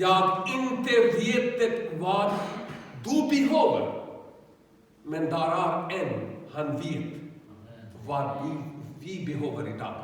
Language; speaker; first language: Swedish; non-native, learner; Urdu